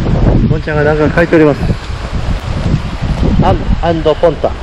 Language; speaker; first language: Japanese; native; Japanese